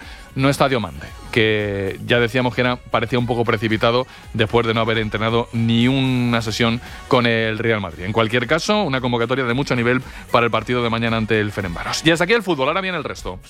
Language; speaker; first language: Spanish; native; Spanish